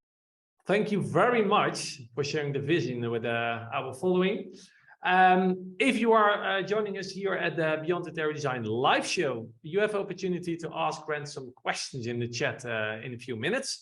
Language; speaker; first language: English; non-native, fluent; Dutch